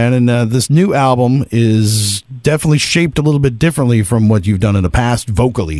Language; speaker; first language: English; native; English